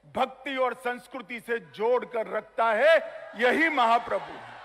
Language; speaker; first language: Hindi; non-native, local second language; Gujarati